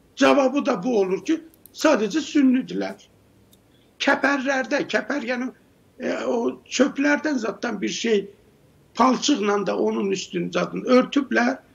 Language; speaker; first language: Azerbaijani; native; Azerbaijani